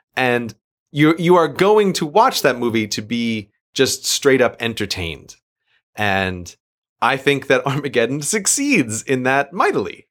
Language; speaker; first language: English; native; English